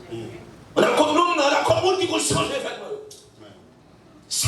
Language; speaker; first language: French; non-native, local second language; Haitian Creole